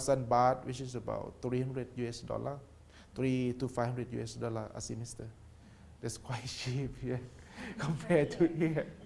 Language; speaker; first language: English; non-native, learner; Thai